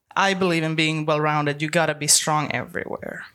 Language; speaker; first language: English; non-native, fluent; Swedish